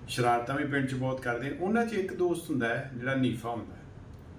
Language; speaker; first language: Urdu; non-native, local second language; Punjabi